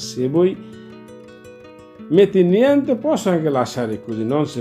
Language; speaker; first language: Italian; non-native, learner; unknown